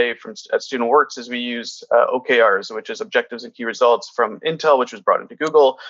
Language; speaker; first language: English; native; English